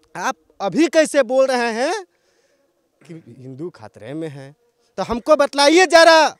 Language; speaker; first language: Hindi; native; Hindi